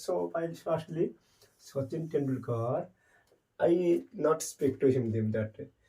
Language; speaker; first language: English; non-native, learner; Hindi